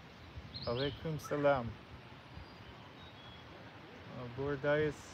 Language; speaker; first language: Turkish; non-native, learner; English